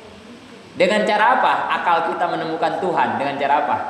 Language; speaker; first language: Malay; non-native, local second language; Sundanese